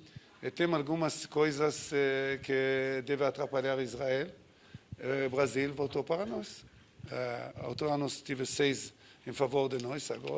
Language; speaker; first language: Portuguese; non-native, fluent; Hebrew